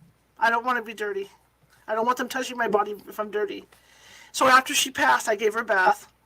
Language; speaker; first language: English; native; English